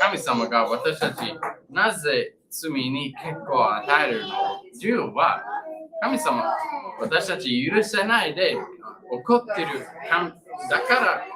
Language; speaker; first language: Japanese; non-native, learner; English